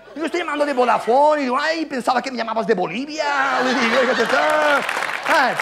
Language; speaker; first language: Spanish; non-native, local second language; Catalan